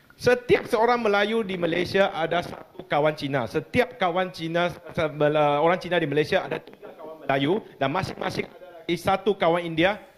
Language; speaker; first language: Malay; non-native, local second language; Chinese